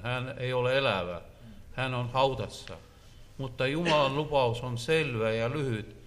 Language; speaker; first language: Finnish; non-native, learner; Russian